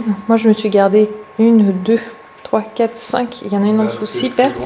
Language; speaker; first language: French; native; French